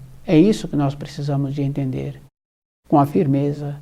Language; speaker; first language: Portuguese; native; Portuguese